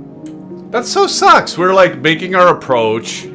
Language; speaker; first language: English; native; English